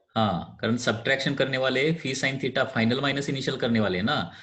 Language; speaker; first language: Hindi; non-native, local second language; Marathi